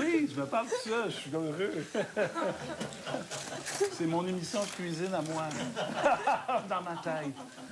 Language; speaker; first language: French; native; French